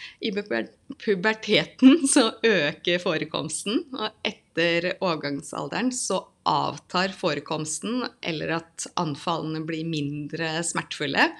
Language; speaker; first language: Norwegian; native; Norwegian